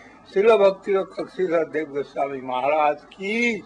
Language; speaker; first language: English; non-native, local second language; Bangla